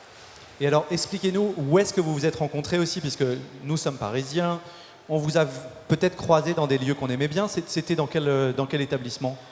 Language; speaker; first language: French; native; French